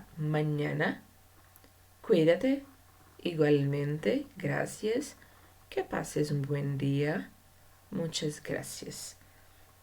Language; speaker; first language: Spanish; non-native, learner; Portuguese